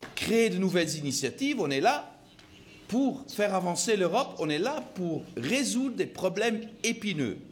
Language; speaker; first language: French; non-native, fluent; Dutch